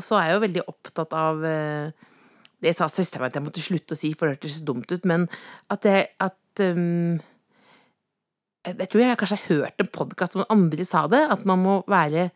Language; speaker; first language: Norwegian; native; Norwegian